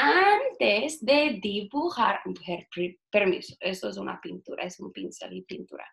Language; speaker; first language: Spanish; non-native, fluent; English